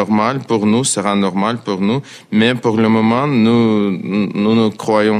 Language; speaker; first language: French; non-native, fluent; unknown